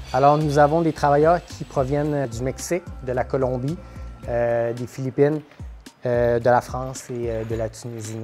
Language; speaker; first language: French; native; French